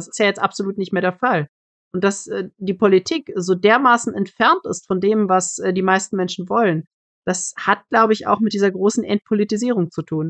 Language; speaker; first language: German; native; German